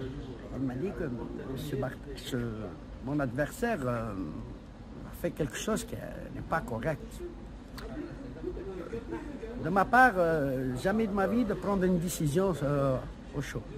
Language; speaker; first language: French; non-native, local second language; Arabic